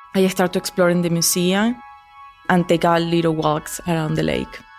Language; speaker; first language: English; non-native, learner; Spanish